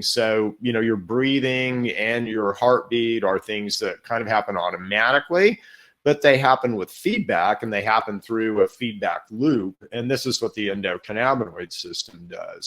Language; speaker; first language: English; native; English